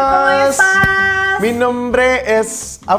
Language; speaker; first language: Spanish; non-native, learner; Indonesian